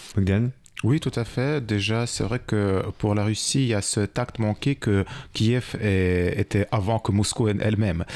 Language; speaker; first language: French; non-native, fluent; Ukrainian